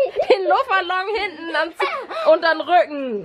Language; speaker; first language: German; native; German